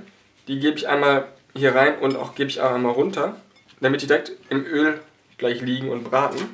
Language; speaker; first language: German; native; German